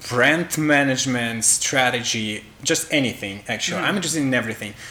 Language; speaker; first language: English; non-native, fluent; Russian